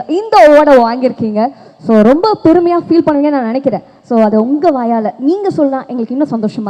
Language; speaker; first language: Tamil; native; Tamil